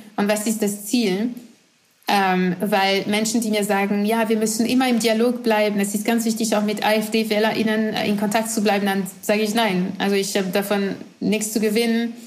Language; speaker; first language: German; non-native, fluent; French